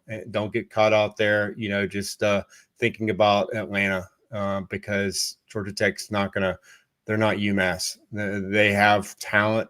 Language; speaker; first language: English; native; English